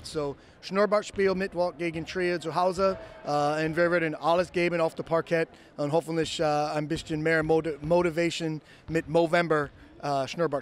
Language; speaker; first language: German; non-native, learner; English